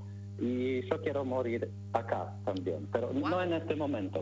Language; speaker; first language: Spanish; non-native, learner; Polish